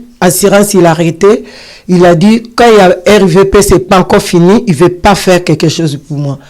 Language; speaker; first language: French; non-native, learner; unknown